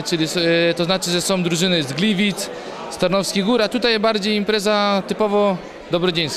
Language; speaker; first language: Polish; native; Polish